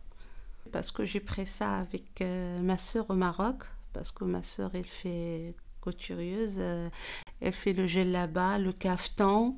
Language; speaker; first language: French; non-native, learner; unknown